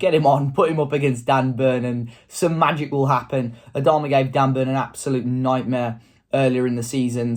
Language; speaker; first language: English; native; English